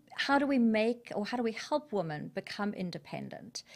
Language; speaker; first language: English; native; English